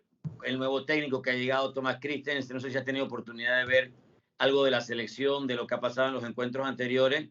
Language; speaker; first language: Spanish; native; Spanish